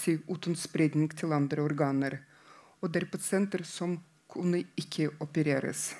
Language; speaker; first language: Norwegian; non-native, fluent; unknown